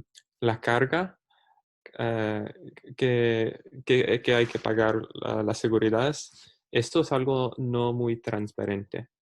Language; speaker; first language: Spanish; early bilingual, heritage; Spanish